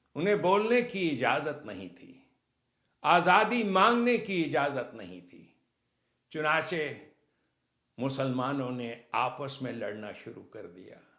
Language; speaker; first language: Urdu; native; Urdu